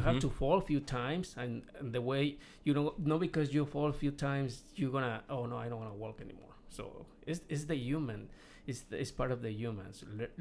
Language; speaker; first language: English; non-native, learner; Spanish